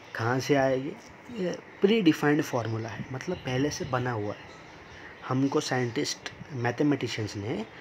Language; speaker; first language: Hindi; non-native, local second language; Marathi